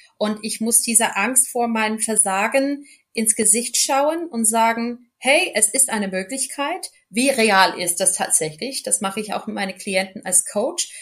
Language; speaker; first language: German; non-native, fluent; English